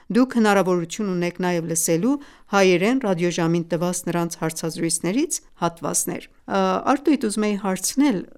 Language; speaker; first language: Armenian; native; Armenian